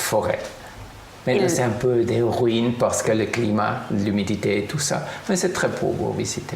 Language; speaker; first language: French; non-native, fluent; German